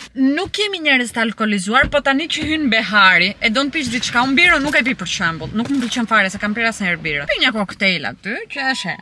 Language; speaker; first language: Albanian; early bilingual, heritage; Albanian